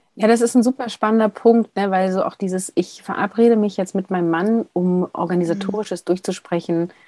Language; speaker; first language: German; native; German